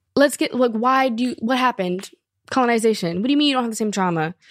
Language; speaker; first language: English; native; English